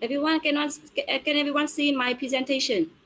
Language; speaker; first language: English; non-native, fluent; Vietnamese